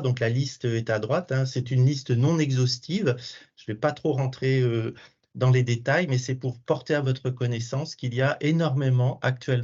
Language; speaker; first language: French; native; French